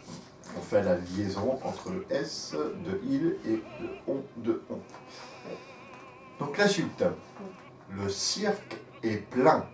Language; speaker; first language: French; native; French